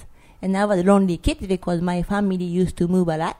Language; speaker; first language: English; non-native, learner; Japanese